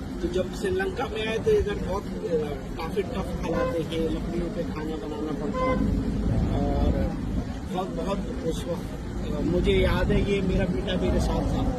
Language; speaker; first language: Urdu; native; Urdu